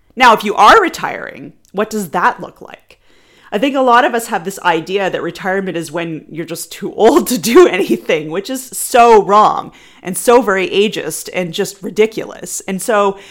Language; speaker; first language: English; native; English